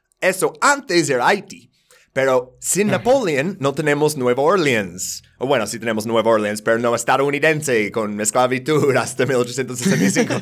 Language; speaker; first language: Spanish; non-native, fluent; English